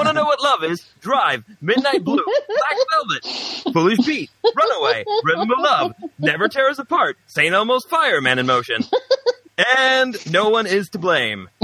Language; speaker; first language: English; non-native, fluent; Swedish